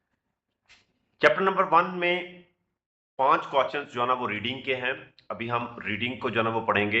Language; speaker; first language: Urdu; non-native, local second language; Punjabi